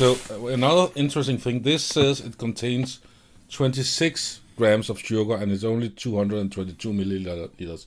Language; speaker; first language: English; non-native, fluent; Danish